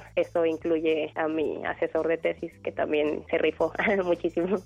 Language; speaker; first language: Spanish; native; Spanish